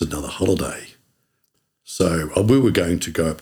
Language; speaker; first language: English; native; English